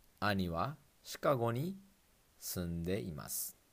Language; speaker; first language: Japanese; non-native, fluent; English